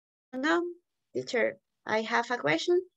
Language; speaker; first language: English; non-native, learner; Spanish